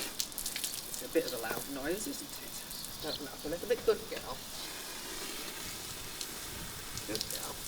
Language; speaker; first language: English; native; English